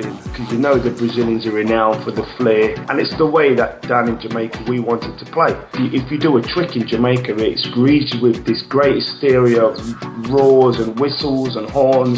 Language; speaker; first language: English; native; English